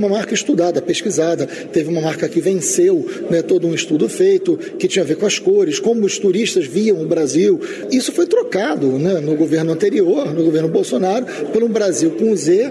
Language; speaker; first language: Portuguese; native; Portuguese